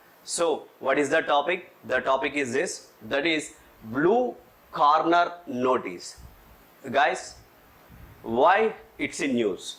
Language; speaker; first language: English; non-native, local second language; Telugu